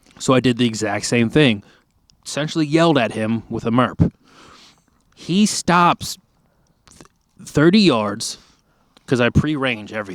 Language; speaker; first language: English; native; English